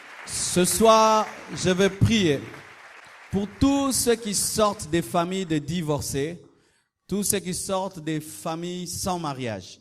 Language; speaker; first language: French; non-native, local second language; Lingala